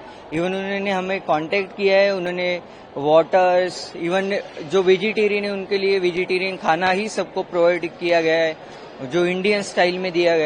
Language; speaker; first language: Hindi; native; Hindi